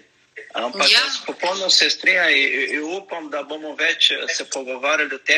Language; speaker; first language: Slovenian; non-native, learner; Portuguese